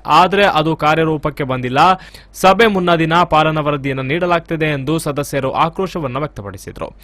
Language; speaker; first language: Kannada; native; Kannada